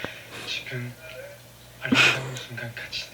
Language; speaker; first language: Korean; non-native, fluent; Chinese